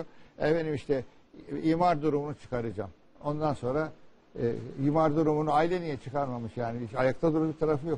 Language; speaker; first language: Turkish; native; Turkish